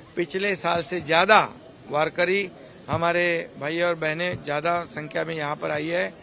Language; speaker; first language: Hindi; non-native, local second language; Marathi